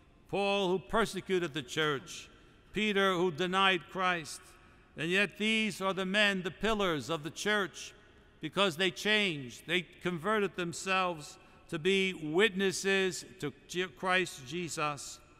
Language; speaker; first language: English; native; English